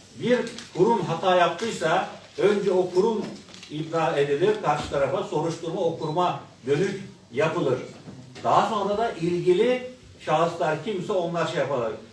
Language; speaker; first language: Turkish; native; Turkish